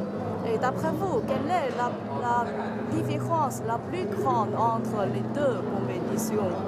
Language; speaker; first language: French; non-native, fluent; Chinese